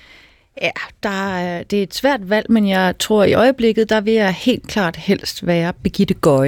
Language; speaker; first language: Danish; native; Danish